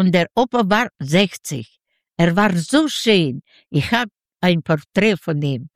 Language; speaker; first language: German; non-native, fluent; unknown